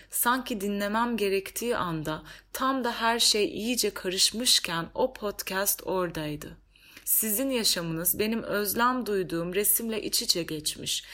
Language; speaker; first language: Turkish; native; Turkish